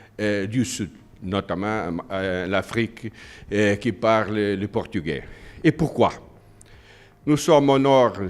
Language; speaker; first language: French; non-native, learner; Portuguese